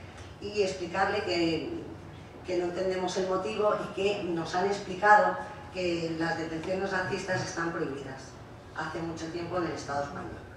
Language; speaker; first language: Spanish; native; Spanish